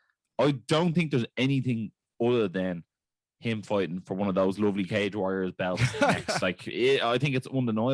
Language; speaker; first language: English; native; English